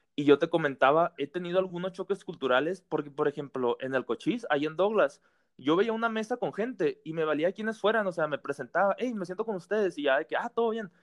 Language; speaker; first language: Spanish; native; Spanish